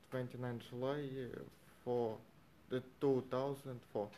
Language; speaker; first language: English; non-native, learner; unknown